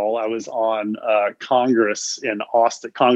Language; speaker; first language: English; native; English